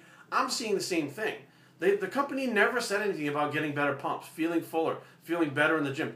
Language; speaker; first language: English; native; English